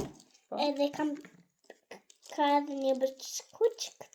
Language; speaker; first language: Albanian; early bilingual, heritage; Albanian